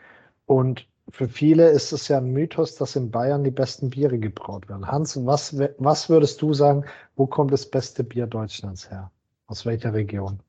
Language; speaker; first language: German; native; German